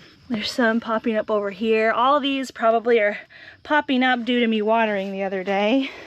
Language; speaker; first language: English; native; English